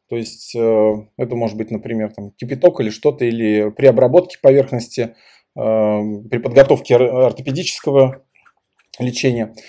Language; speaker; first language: Russian; native; Russian